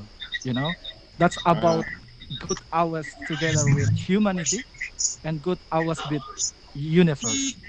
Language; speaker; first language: English; non-native, learner; Indonesian